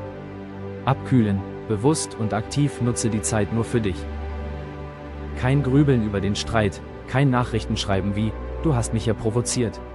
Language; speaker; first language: German; native; German